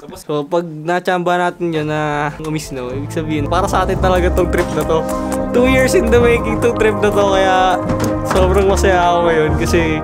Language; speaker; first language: Filipino; native; Filipino